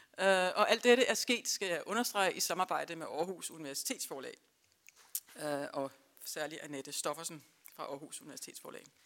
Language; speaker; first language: Danish; native; Danish